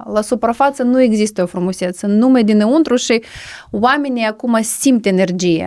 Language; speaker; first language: Romanian; non-native, local second language; Russian